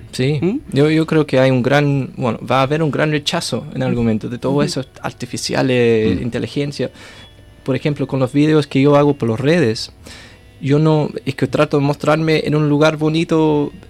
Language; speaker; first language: Spanish; non-native, fluent; English